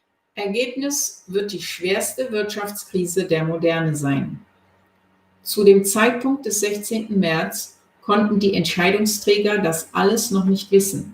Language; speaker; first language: German; native; German